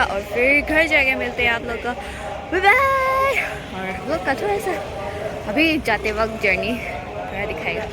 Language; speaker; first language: Hindi; non-native, local second language; Assamese